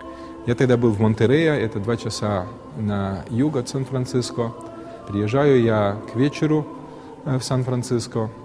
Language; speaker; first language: Russian; native; Russian